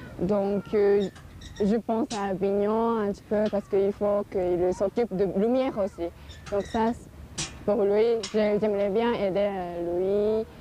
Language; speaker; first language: French; non-native, learner; Japanese